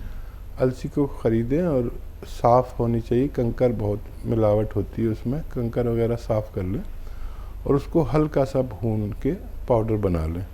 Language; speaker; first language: Hindi; native; Hindi